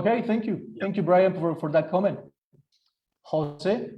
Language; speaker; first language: English; non-native, fluent; Spanish